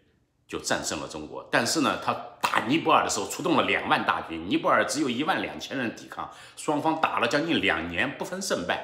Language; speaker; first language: Chinese; native; Chinese